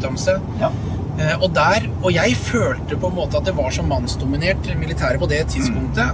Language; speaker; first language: Norwegian; native; Norwegian